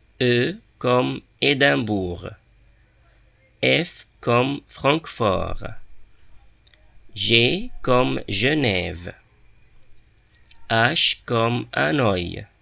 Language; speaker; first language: French; non-native, fluent; Arabic